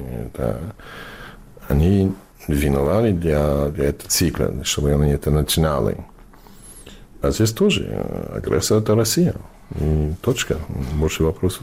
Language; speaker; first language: Russian; non-native, fluent; English